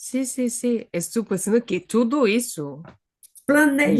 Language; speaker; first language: Portuguese; non-native, fluent; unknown